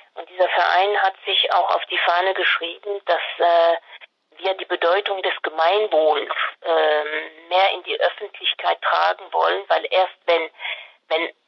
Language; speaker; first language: German; non-native, fluent; French